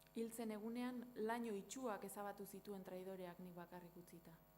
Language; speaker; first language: Basque; native; Basque